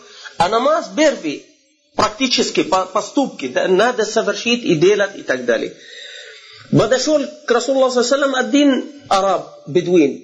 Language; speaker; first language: Russian; non-native, fluent; Arabic